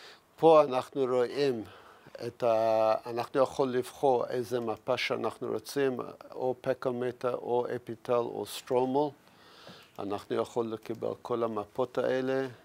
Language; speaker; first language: Hebrew; non-native, fluent; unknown